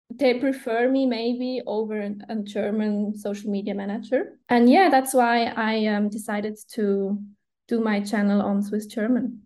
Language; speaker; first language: English; non-native, fluent; Swiss German